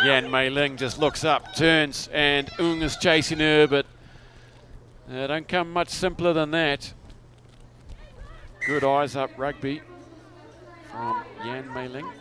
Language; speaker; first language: English; native; English